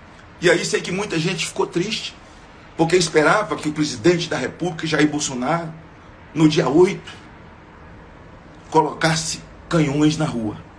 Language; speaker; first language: Portuguese; native; Portuguese